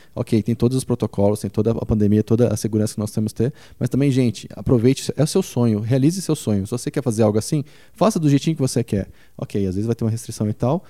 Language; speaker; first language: Portuguese; native; Portuguese